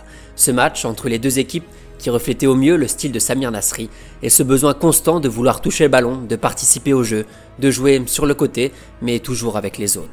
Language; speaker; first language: French; native; French